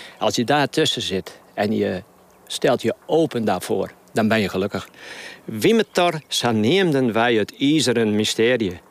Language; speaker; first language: Dutch; non-native, local second language; Western Frisian